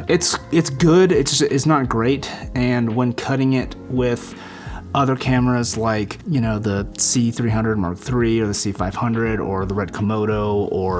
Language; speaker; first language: English; native; English